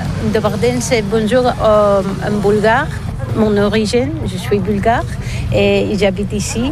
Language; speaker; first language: French; non-native, learner; Bulgarian